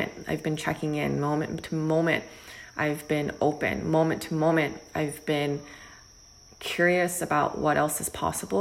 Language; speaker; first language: English; native; English